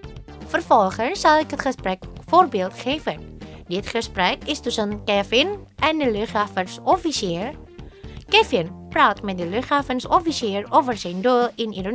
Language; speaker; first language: Dutch; non-native, learner; Indonesian